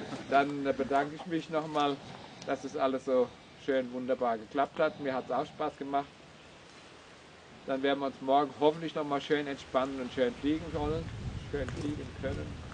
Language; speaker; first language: German; native; German